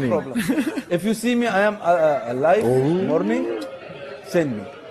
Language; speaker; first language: English; non-native, learner; Arabic